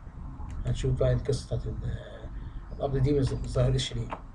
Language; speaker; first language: Arabic; native; Arabic